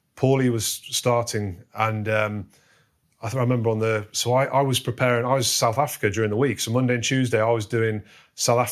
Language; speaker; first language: English; native; English